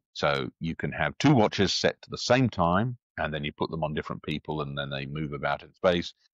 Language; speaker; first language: English; native; English